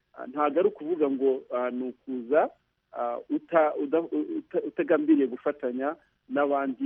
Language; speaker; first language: Kinyarwanda; native; Kinyarwanda